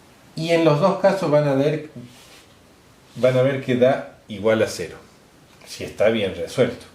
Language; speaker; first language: Spanish; native; Spanish